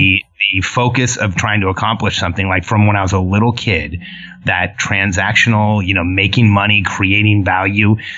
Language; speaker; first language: English; early bilingual, other home language; Spanish